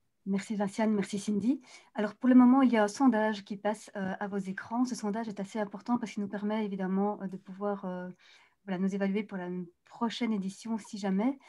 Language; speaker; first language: French; native; French